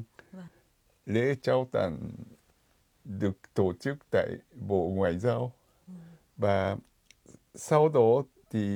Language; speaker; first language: Vietnamese; non-native, fluent; Japanese